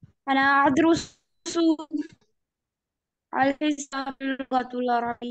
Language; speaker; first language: Arabic; non-native, learner; Urdu